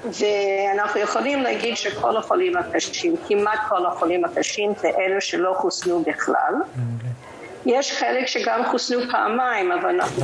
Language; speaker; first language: Hebrew; non-native, fluent; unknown